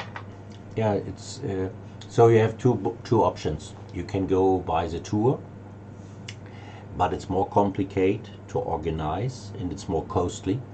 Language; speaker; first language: English; non-native, learner; German